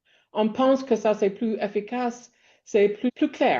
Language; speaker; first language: French; non-native, fluent; English